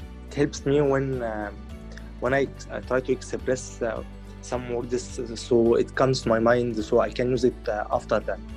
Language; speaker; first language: English; non-native, learner; Arabic